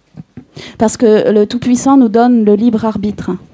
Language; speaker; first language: French; native; French